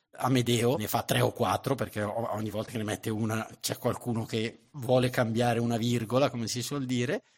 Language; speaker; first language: Italian; native; Italian